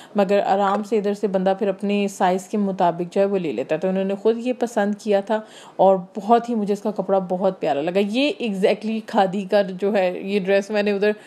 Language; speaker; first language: Urdu; native; Urdu